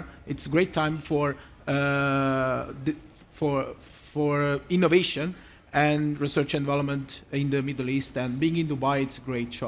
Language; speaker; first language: English; non-native, fluent; Italian